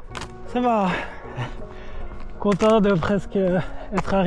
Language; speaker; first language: French; native; French